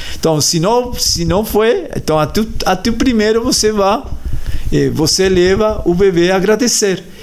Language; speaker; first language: Portuguese; non-native, fluent; Spanish